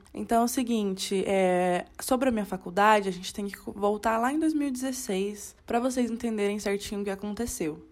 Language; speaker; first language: Portuguese; native; Portuguese